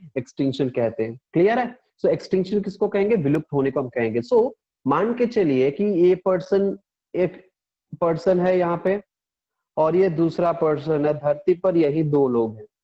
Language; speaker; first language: Hindi; non-native, local second language; Punjabi